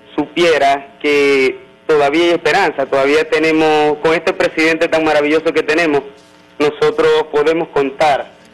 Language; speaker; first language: Spanish; native; Spanish